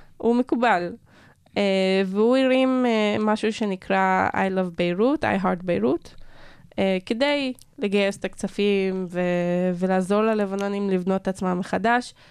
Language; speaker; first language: Hebrew; non-native, local second language; Arabic